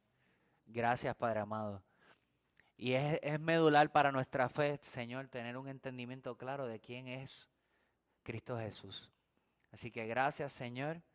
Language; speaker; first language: Spanish; native; Spanish